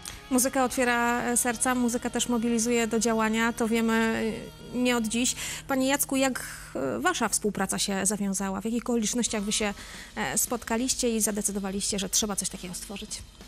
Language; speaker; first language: Polish; native; Polish